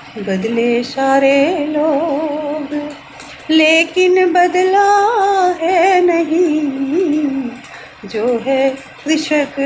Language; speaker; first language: Hindi; native; Hindi